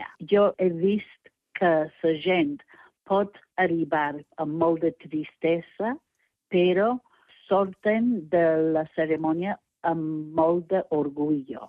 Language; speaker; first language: Catalan; non-native, fluent; English